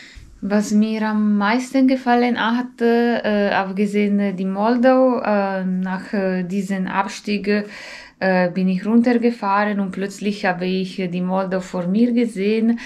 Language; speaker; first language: German; non-native, fluent; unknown